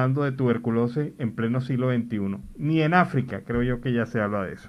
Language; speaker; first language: Spanish; native; Spanish